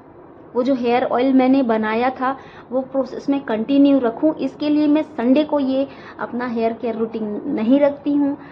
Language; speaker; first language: Hindi; native; Hindi